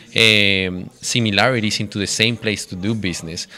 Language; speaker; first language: English; non-native, fluent; Spanish